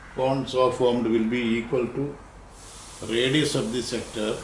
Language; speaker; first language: English; non-native, local second language; Malayalam